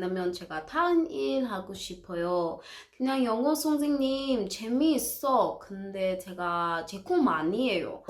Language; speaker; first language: Korean; non-native, learner; English